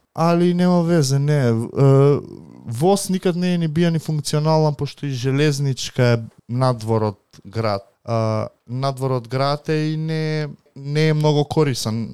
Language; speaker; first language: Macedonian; native; Macedonian